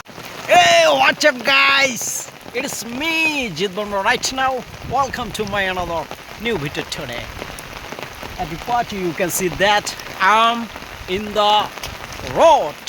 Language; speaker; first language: English; non-native, learner; Bangla